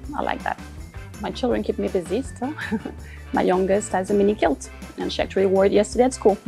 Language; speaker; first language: English; non-native, fluent; French